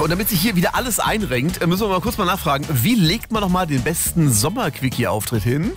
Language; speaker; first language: German; native; German